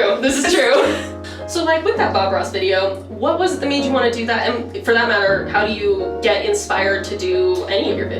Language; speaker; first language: English; native; English